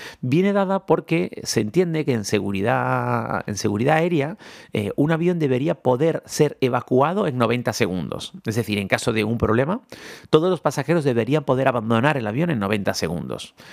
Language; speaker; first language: Spanish; native; Spanish